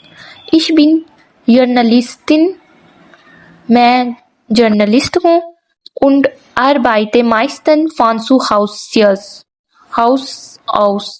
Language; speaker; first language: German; non-native, learner; Urdu